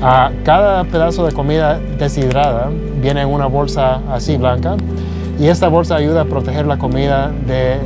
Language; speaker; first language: Spanish; early bilingual, heritage; Spanish